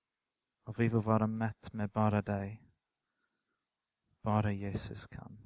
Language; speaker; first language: Swedish; non-native, fluent; English